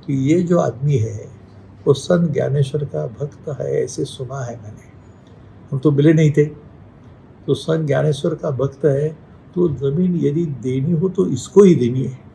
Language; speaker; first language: Hindi; non-native, local second language; Marathi